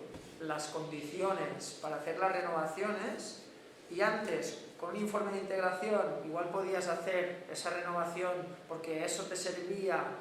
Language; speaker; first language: Spanish; native; Spanish